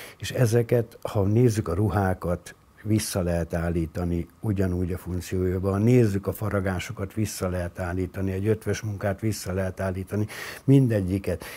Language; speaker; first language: Hungarian; native; Hungarian